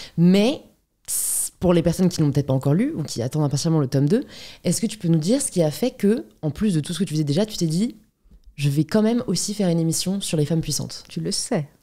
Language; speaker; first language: French; native; French